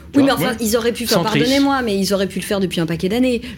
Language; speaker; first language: French; native; French